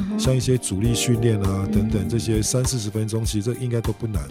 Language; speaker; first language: Chinese; native; Chinese